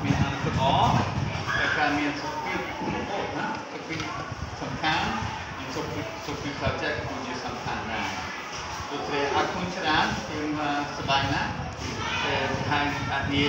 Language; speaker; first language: Khmer; non-native, learner; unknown